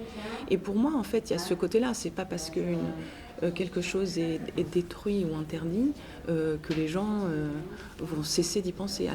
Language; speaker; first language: French; native; French